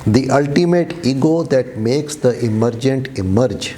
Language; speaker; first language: English; non-native, local second language; Urdu